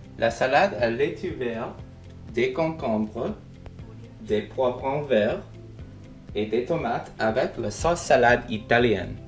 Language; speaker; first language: French; non-native, learner; English